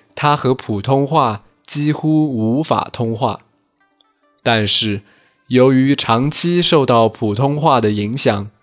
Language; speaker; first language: Chinese; non-native, local second language; Wu Chinese